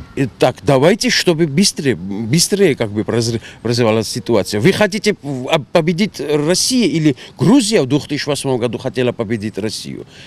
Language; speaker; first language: Russian; non-native, local second language; Georgian